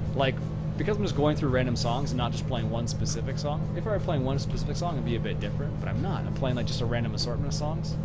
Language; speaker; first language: English; native; English